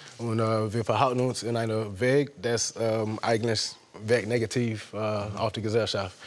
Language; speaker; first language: German; non-native, fluent; English